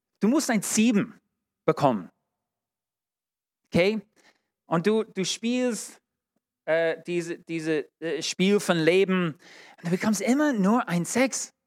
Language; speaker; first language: German; non-native, fluent; English